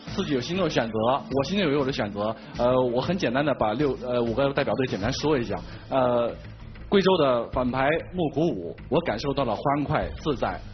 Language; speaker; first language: Chinese; native; Chinese